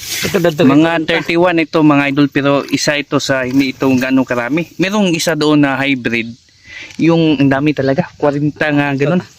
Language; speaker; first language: Filipino; non-native, local second language; Cebuano